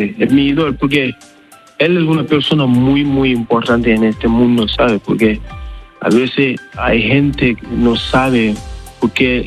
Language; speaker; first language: Spanish; non-native, learner; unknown